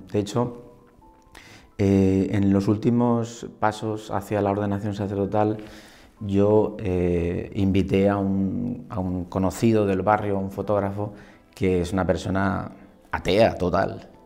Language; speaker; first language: Spanish; native; Spanish